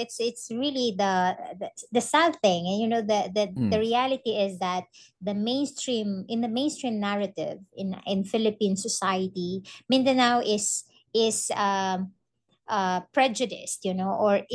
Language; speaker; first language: English; non-native, local second language; Maranao